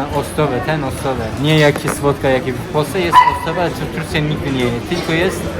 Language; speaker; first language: Polish; non-native, learner; Turkish